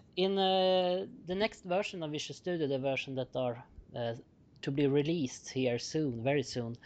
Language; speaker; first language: English; non-native, fluent; Swedish